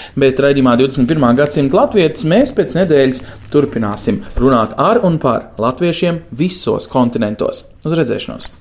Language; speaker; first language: Latvian; native; Latvian